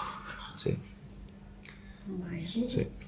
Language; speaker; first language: Spanish; non-native, fluent; Dutch